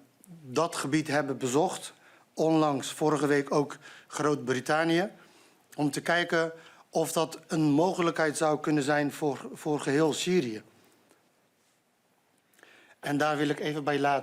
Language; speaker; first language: Dutch; non-native, fluent; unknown